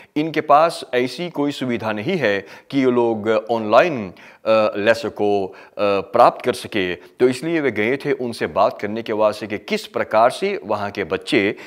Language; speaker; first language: Hindi; early bilingual, heritage; Hindi